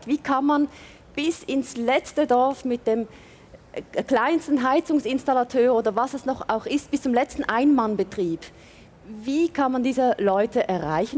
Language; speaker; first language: German; native; German